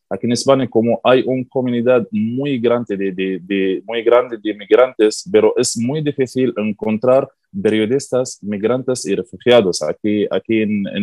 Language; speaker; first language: Spanish; non-native, learner; Arabic